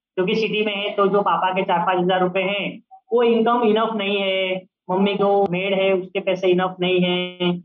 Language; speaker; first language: Hindi; early bilingual, other home language; Nepali